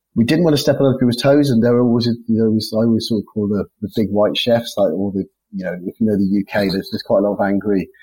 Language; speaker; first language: English; native; English